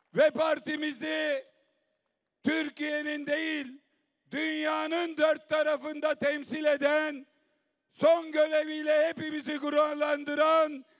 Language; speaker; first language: Turkish; native; Turkish